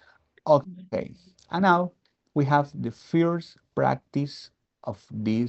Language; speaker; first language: English; non-native, fluent; Spanish